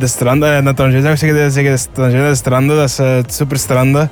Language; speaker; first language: Dutch; early bilingual, other home language; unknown